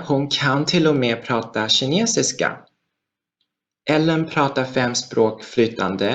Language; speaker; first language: Swedish; non-native, fluent; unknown